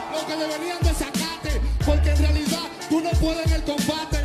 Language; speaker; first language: Spanish; native; Spanish